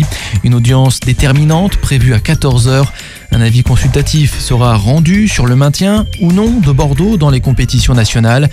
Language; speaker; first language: French; native; French